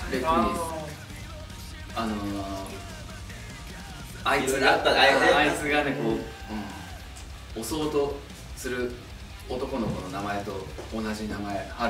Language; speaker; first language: Japanese; native; Japanese